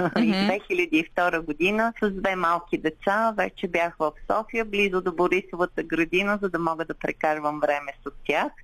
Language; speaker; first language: Bulgarian; non-native, local second language; Turkish